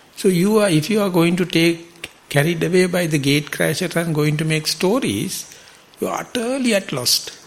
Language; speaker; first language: English; non-native, local second language; Sinhala